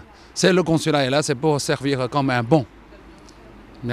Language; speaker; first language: French; non-native, fluent; Chinese